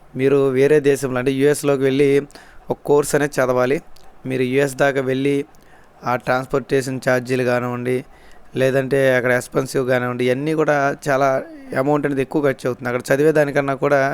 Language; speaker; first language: Telugu; native; Telugu